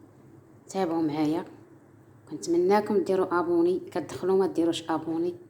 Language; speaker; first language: Arabic; native; Arabic